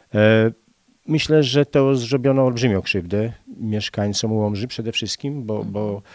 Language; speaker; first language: Polish; native; Polish